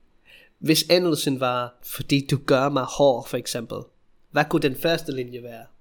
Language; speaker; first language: Danish; non-native, fluent; English